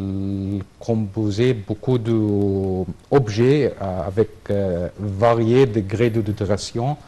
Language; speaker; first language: French; non-native, learner; Arabic